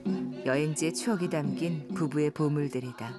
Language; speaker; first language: Korean; native; Korean